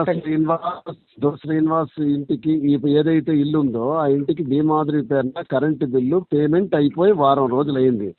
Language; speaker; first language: Telugu; native; Telugu